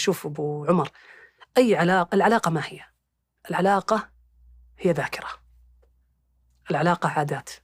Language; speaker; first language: Arabic; native; Arabic